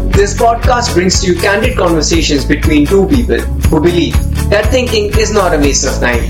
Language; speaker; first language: English; non-native, local second language; Hindi